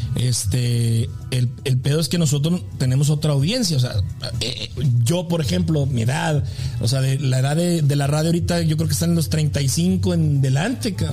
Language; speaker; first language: Spanish; native; Spanish